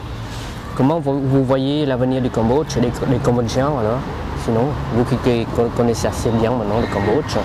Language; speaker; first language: French; native; French